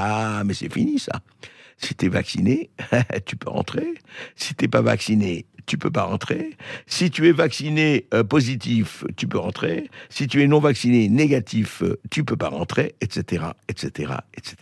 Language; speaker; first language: French; native; French